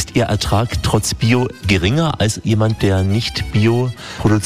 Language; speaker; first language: German; native; German